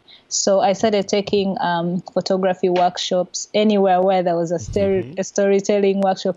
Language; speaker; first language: English; non-native, local second language; Ganda